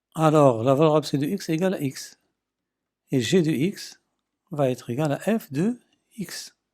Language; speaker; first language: French; non-native, local second language; Arabic